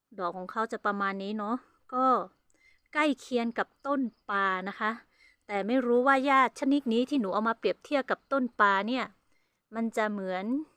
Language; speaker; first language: Thai; non-native, local second language; Hmong